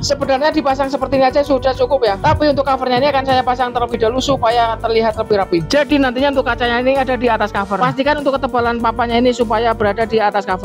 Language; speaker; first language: Indonesian; native; Indonesian